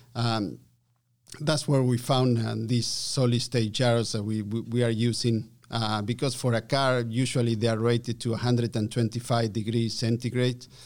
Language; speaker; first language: English; non-native, fluent; Spanish